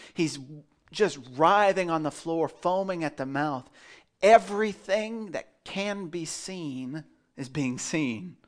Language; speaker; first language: English; native; English